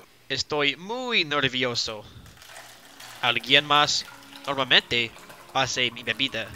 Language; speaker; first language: Spanish; non-native, learner; English